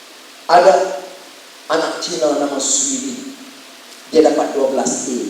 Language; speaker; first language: Malay; native; Malay